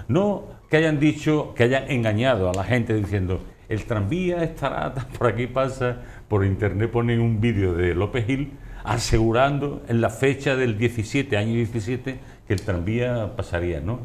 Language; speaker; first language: Spanish; native; Spanish